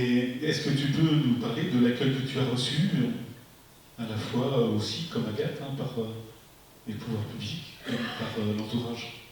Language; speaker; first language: French; native; French